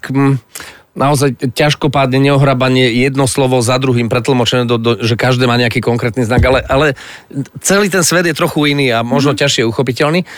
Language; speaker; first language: Slovak; native; Slovak